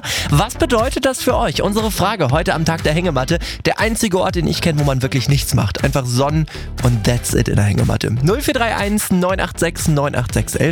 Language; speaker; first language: German; native; German